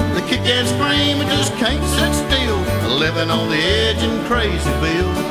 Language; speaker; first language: English; native; English